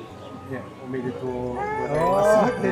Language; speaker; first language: Japanese; non-native, fluent; French